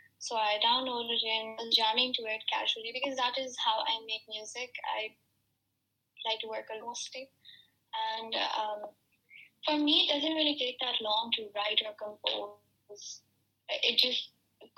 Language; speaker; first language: English; non-native, local second language; Urdu